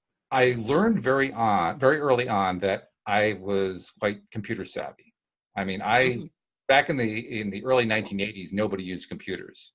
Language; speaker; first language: English; native; English